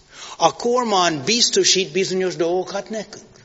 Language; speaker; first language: Hungarian; non-native, fluent; English